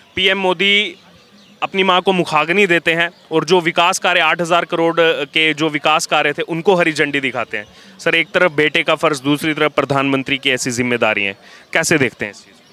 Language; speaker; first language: Hindi; native; Hindi